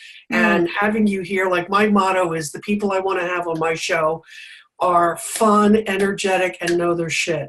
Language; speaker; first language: English; native; English